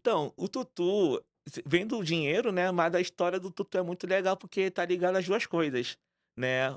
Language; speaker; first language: Portuguese; native; Portuguese